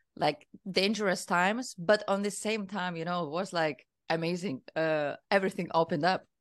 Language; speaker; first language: English; non-native, fluent; Lithuanian